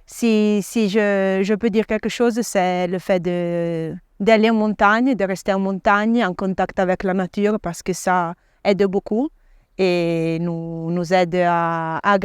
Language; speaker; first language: French; non-native, local second language; Italian